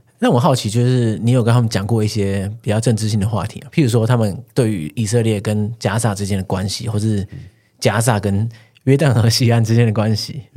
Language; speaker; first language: Chinese; native; Chinese